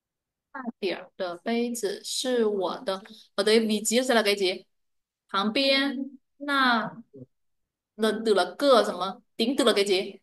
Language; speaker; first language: Chinese; non-native, fluent; Vietnamese